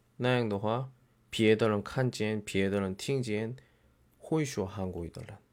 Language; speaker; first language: Chinese; non-native, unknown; Korean